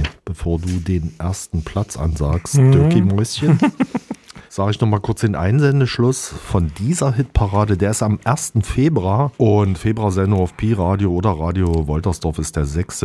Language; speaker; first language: German; native; German